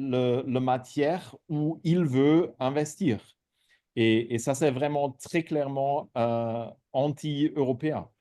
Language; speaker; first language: French; non-native, fluent; German